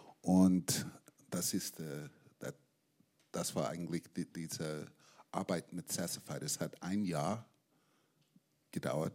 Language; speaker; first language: German; non-native, fluent; English